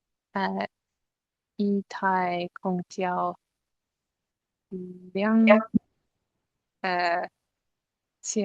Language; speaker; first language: Chinese; non-native, learner; English